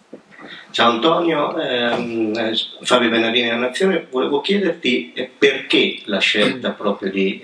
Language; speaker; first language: Italian; native; Italian